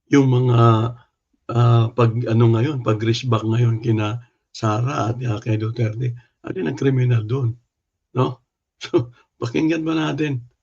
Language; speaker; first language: Filipino; non-native, local second language; Cebuano